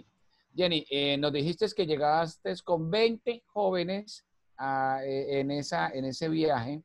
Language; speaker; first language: Spanish; native; Spanish